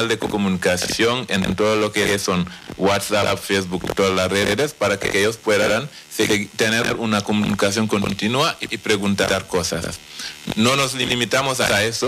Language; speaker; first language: Spanish; non-native, fluent; Wolof